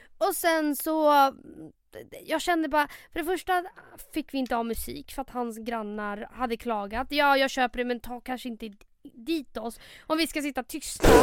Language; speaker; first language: Swedish; early bilingual, other home language; Spanish